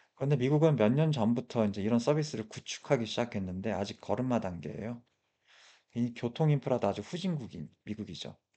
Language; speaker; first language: Korean; early bilingual, heritage; Korean